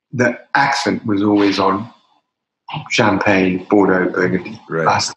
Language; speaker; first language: English; native; English